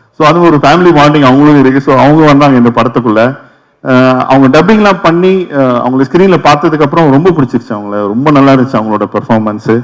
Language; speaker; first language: Tamil; native; Tamil